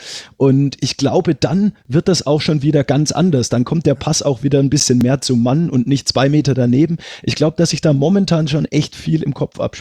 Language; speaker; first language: German; native; German